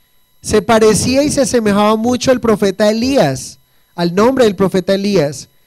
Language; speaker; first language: Spanish; native; Spanish